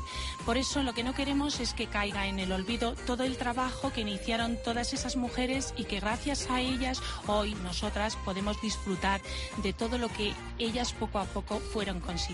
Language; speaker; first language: Spanish; native; Spanish